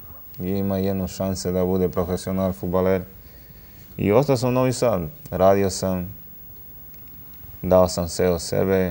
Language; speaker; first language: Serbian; non-native, learner; Spanish